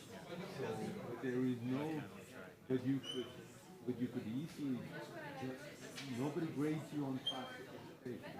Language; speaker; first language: English; non-native, fluent; Swedish